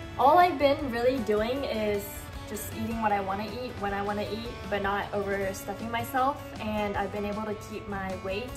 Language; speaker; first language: English; early bilingual, other home language; Japanese